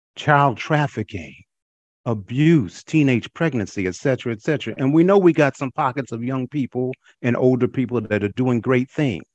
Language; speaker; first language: English; native; English